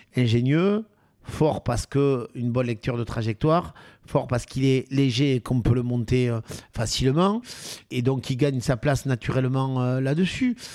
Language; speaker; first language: French; native; French